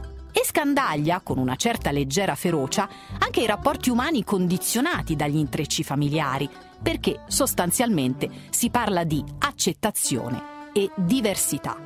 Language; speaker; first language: Italian; native; Italian